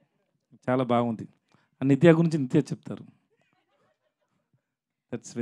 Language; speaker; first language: Telugu; non-native, learner; Tamil